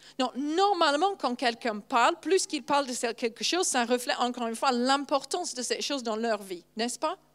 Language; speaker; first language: French; non-native, fluent; English